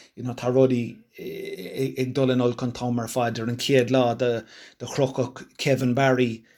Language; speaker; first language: Irish; non-native, local second language; English